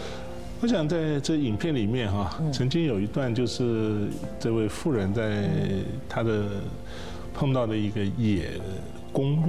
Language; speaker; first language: Chinese; native; Chinese